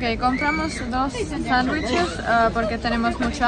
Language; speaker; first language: Spanish; non-native, learner; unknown